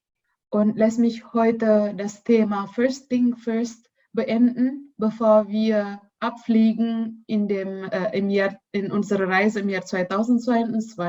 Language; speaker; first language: German; non-native, learner; Indonesian